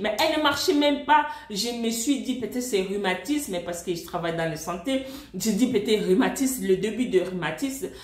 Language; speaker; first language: French; non-native, local second language; Swahili